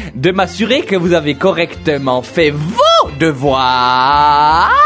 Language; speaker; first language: French; native; French